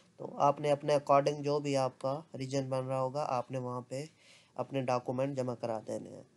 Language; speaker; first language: Urdu; non-native, local second language; Punjabi